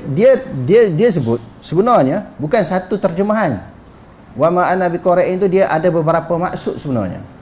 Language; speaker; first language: Malay; native; Malay